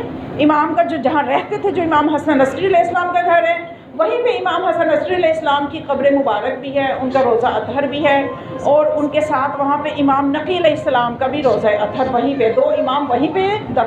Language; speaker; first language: Urdu; native; Urdu